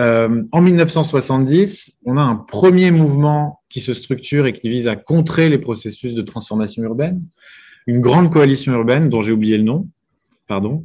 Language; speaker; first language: French; native; French